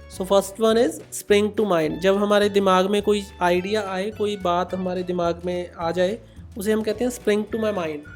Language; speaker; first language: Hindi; non-native, local second language; Punjabi